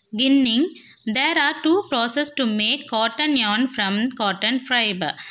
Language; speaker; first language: English; non-native, local second language; Tamil